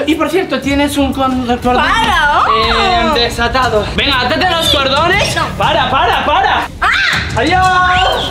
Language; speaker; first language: Spanish; native; Spanish